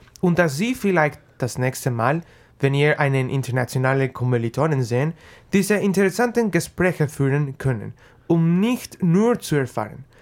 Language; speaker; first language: German; non-native, learner; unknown